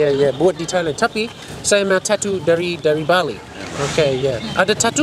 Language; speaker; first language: Indonesian; non-native, learner; English